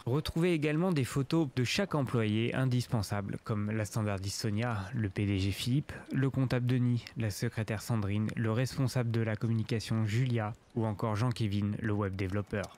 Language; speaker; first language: French; native; French